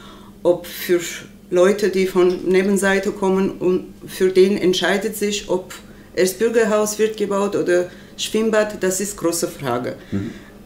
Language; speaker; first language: German; non-native, learner; Armenian